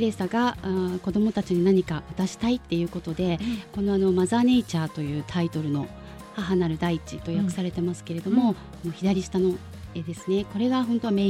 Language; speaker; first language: Japanese; native; Japanese